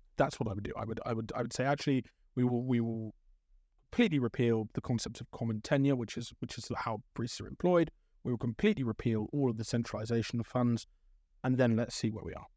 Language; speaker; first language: English; native; English